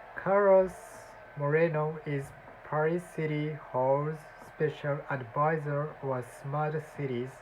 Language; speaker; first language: English; non-native, learner; Japanese